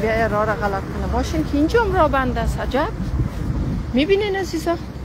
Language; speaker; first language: English; non-native, learner; Persian